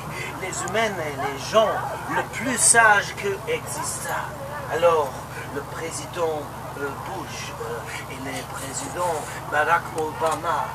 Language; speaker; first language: French; non-native, local second language; Luxembourgish